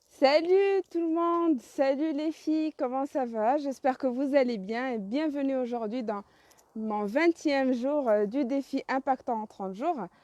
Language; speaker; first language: French; non-native, local second language; Arabic